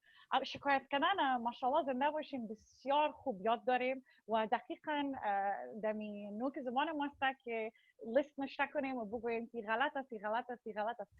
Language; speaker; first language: Persian; early bilingual, heritage; Persian